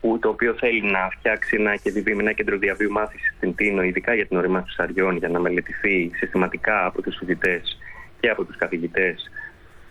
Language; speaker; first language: Greek; native; Greek